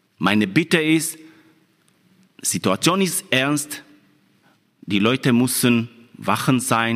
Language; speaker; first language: German; non-native, fluent; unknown